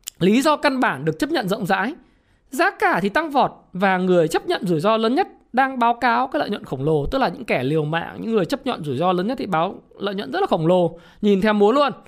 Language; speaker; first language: Vietnamese; native; Vietnamese